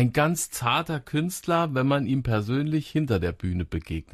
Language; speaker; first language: German; native; German